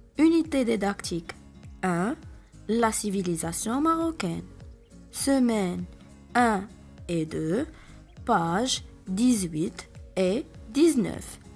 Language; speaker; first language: French; non-native, local second language; Arabic